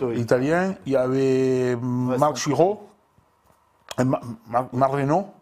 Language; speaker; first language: French; non-native, fluent; Spanish